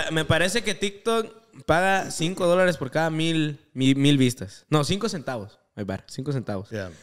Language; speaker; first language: Spanish; native; Spanish